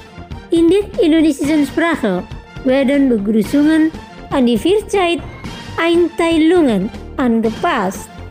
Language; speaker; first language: German; non-native, fluent; Indonesian